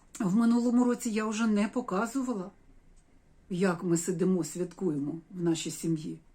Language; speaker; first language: Ukrainian; non-native, local second language; Russian